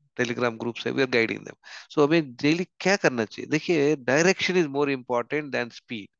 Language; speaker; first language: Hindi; non-native, local second language; Telugu